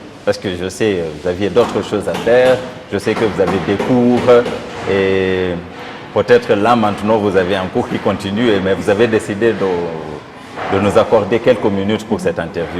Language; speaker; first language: French; non-native, fluent; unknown